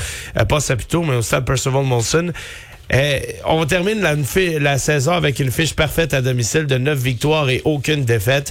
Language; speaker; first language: French; native; French